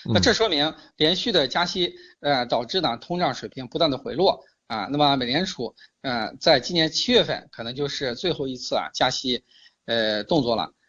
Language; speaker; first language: Chinese; native; Chinese